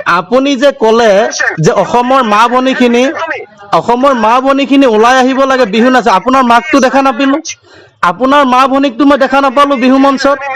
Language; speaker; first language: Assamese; non-native, local second language; Bangla